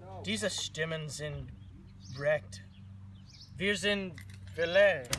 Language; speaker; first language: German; non-native, learner; English